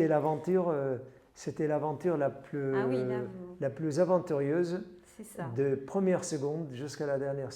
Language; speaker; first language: French; non-native, fluent; Arabic